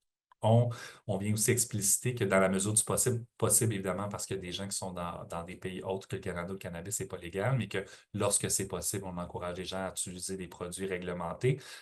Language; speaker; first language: French; native; French